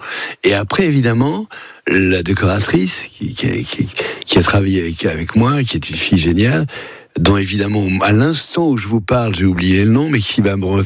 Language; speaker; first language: French; native; French